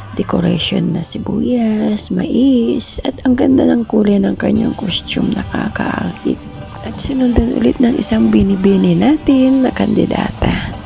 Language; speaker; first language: Filipino; non-native, local second language; Pangasinan